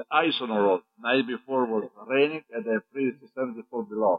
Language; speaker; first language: English; non-native, fluent; Croatian